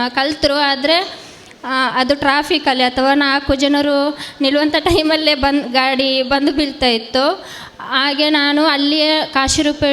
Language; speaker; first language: Kannada; non-native, local second language; Konkani